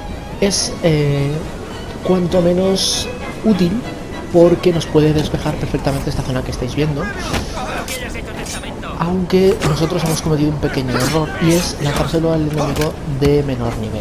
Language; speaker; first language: Spanish; native; Spanish